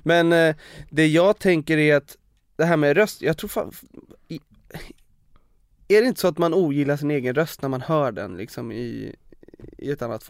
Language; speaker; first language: Swedish; native; Swedish